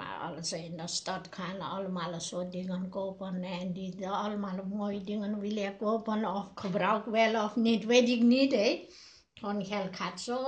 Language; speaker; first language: Dutch; non-native, learner; Nepali